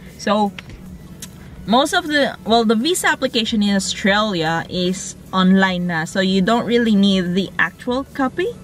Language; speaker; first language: English; non-native, local second language; Cebuano